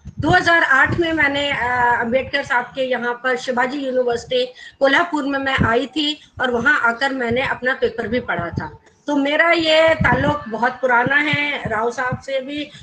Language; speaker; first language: Urdu; non-native, local second language; Gujarati